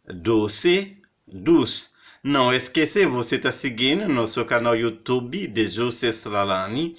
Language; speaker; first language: Portuguese; non-native, fluent; Haitian Creole